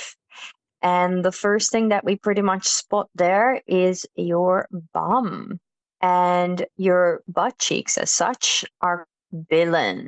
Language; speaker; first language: English; non-native, fluent; Dutch